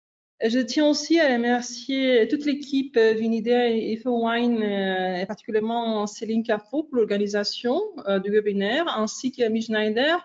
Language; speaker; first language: French; non-native, fluent; Greek